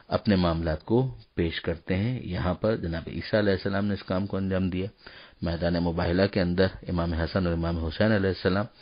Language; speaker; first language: Urdu; native; Urdu